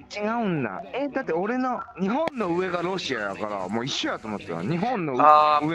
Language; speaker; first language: Japanese; native; Japanese